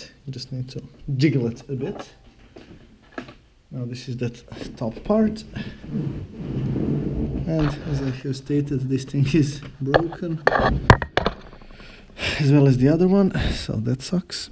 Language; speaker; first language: English; non-native, fluent; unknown